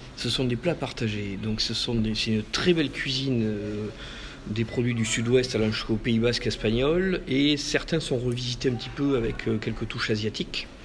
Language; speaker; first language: French; native; French